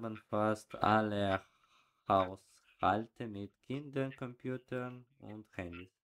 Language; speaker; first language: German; non-native, learner; Ukrainian